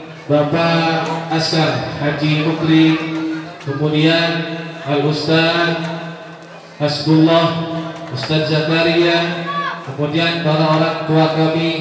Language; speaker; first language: Indonesian; native; Indonesian